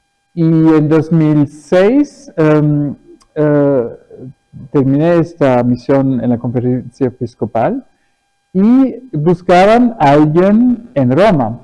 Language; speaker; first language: Spanish; early bilingual, other home language; German